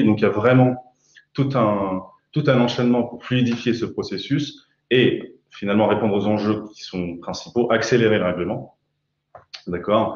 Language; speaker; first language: French; native; French